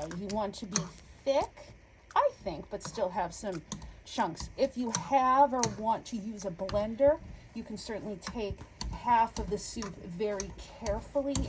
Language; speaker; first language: English; native; English